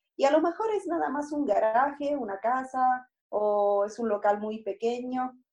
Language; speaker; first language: Spanish; non-native, fluent; Italian